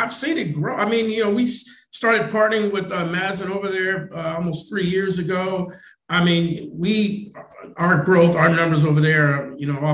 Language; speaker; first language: English; native; English